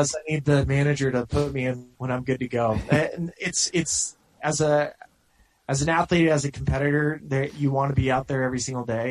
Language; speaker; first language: English; native; English